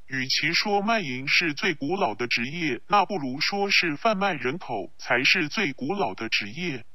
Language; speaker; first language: Chinese; non-native, local second language; Cantonese